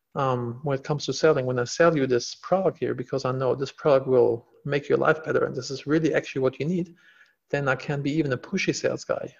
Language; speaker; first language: English; non-native, fluent; German